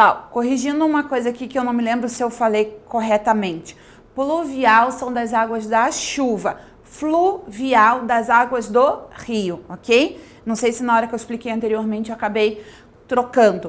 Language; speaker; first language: Portuguese; native; Portuguese